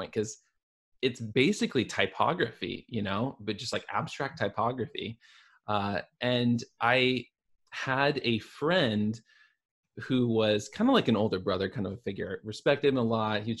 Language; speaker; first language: English; native; English